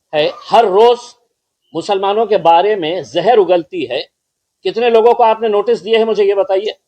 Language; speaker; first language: Hindi; non-native, local second language; Marathi